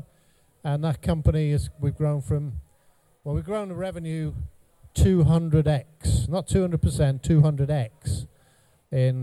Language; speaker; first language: English; native; English